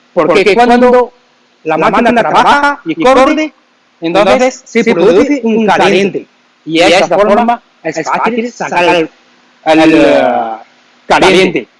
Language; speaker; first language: Spanish; non-native, learner; Chinese